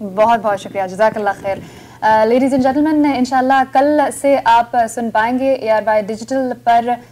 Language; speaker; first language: Urdu; native; Urdu